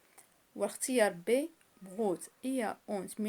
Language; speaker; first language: German; non-native, learner; Arabic